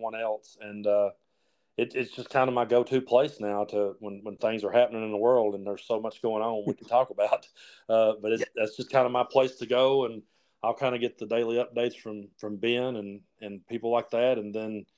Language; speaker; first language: English; native; English